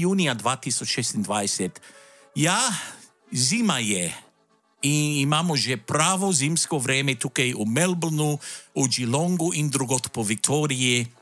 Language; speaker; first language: Slovenian; early bilingual, heritage; Slovenian